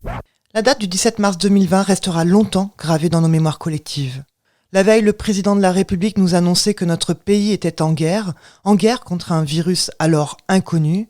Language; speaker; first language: French; native; French